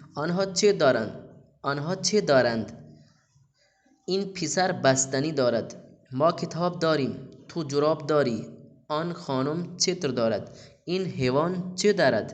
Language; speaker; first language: Persian; non-native, fluent; Urdu